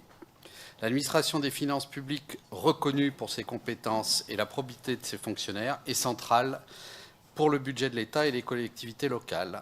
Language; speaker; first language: French; native; French